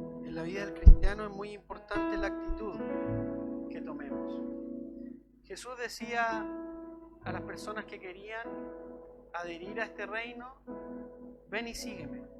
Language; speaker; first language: Spanish; native; Spanish